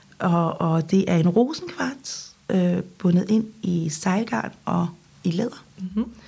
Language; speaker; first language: Danish; early bilingual, other home language; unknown